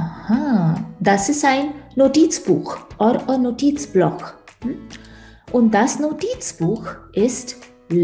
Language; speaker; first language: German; non-native, fluent; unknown